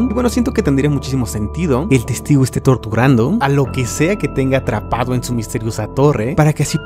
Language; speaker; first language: Spanish; native; Spanish